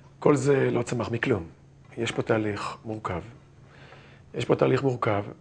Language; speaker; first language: Hebrew; native; Hebrew